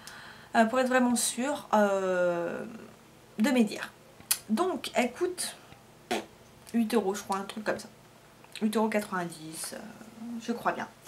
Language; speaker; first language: French; native; French